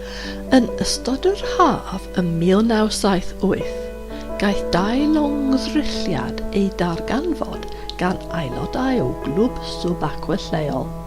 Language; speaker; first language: Welsh; non-native, fluent; English